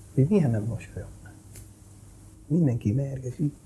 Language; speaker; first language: Hungarian; non-native, fluent; Spanish